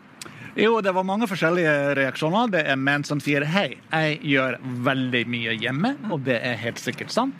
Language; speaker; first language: Norwegian; non-native, fluent; English